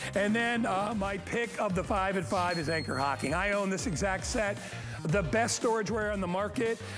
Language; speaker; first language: English; native; English